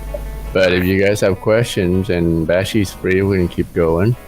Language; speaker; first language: English; native; English